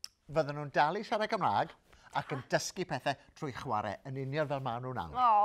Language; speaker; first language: Welsh; native; Welsh